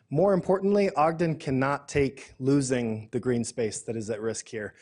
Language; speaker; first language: English; native; English